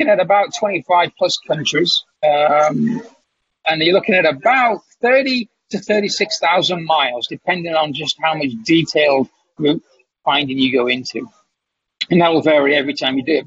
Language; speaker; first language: English; native; English